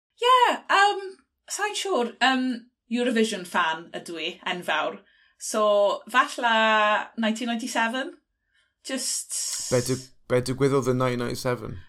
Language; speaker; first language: Welsh; non-native, local second language; English